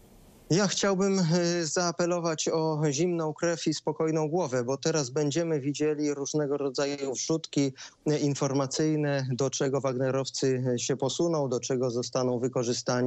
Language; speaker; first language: Polish; native; Polish